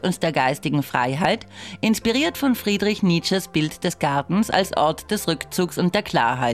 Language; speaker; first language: German; native; German